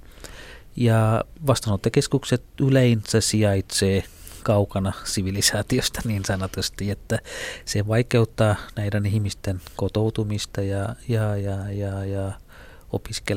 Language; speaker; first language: Finnish; non-native, fluent; Tamil